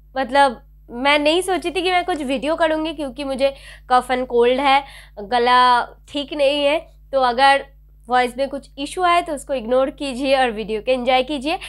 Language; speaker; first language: Hindi; non-native, local second language; Bangla